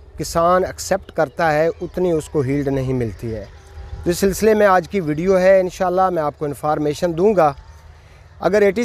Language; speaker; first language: Urdu; non-native, local second language; Punjabi